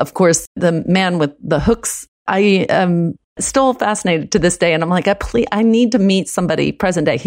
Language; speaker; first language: English; early bilingual, other home language; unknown